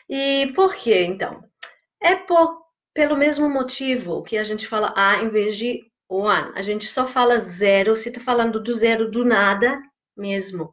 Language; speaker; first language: Portuguese; non-native, fluent; English